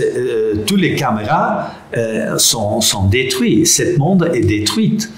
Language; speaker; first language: French; non-native, local second language; Dutch